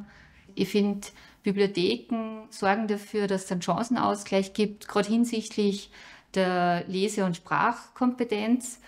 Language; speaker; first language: German; native; German